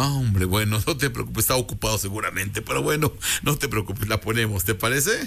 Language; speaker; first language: Spanish; native; Spanish